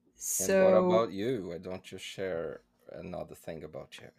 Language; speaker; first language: English; non-native, fluent; Portuguese